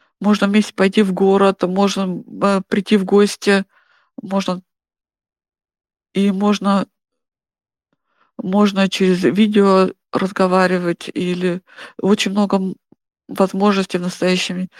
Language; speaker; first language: Russian; non-native, fluent; German